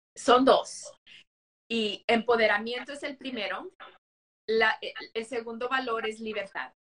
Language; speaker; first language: Spanish; early bilingual, heritage; Spanish